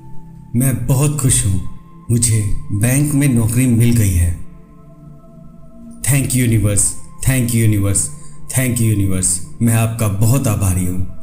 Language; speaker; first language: Hindi; native; Hindi